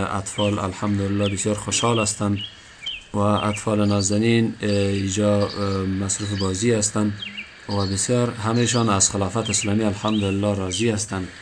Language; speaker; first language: Persian; native; Persian